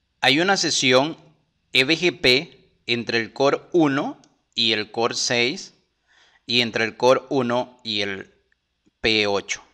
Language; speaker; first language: Spanish; native; Spanish